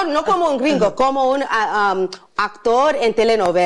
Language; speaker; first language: Spanish; non-native, learner; English